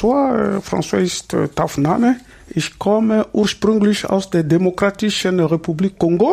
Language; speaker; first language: German; non-native, fluent; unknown